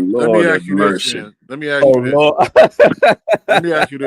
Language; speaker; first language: English; native; English